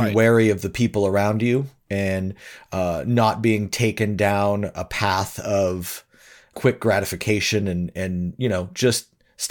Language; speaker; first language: English; native; English